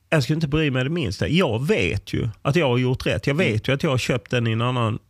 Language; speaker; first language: Swedish; native; Swedish